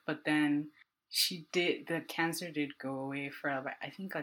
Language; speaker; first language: English; non-native, local second language; Akan